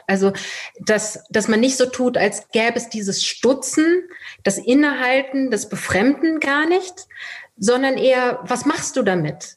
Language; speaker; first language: German; early bilingual, other home language; Persian